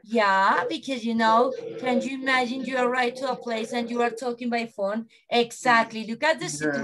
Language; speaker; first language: English; non-native, learner; Spanish